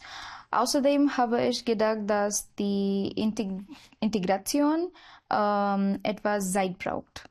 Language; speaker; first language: German; non-native, learner; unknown